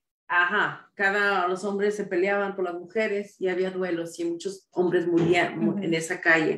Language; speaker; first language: Spanish; early bilingual, heritage; Spanish